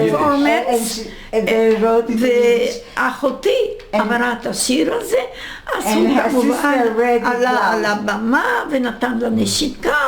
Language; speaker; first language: Hebrew; non-native, fluent; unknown